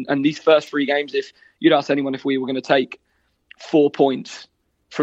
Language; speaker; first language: English; native; English